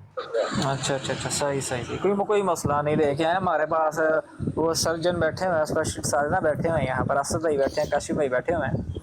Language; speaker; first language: Hindi; non-native, local second language; Punjabi